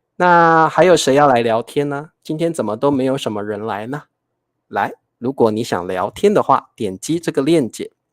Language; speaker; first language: Chinese; native; Chinese